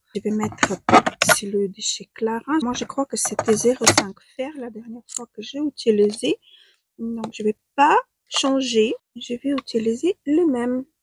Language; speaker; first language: French; non-native, fluent; Ukrainian